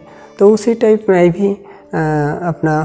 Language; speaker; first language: Hindi; non-native, local second language; Bangla